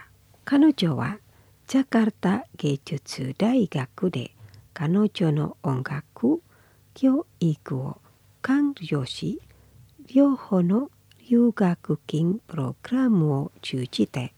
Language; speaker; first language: Japanese; non-native, fluent; Indonesian